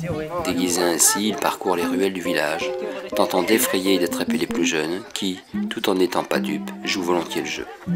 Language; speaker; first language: French; native; French